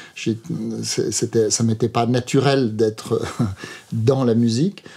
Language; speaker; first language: French; native; French